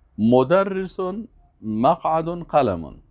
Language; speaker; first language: Arabic; non-native, fluent; Persian